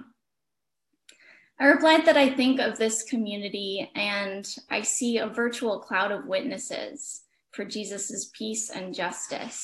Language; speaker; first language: English; native; English